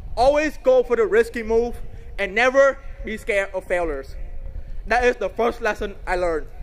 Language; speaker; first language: English; non-native, fluent; Vietnamese